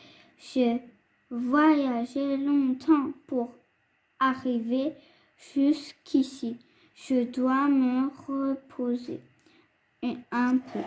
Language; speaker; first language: French; non-native, fluent; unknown